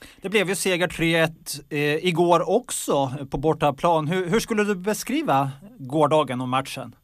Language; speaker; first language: Swedish; native; Swedish